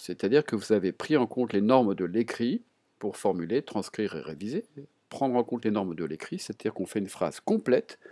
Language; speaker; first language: French; native; French